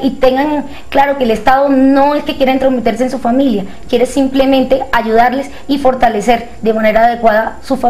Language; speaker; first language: Spanish; native; Spanish